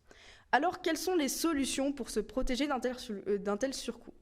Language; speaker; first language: French; native; French